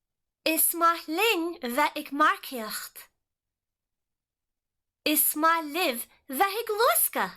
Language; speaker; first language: Irish; non-native, local second language; English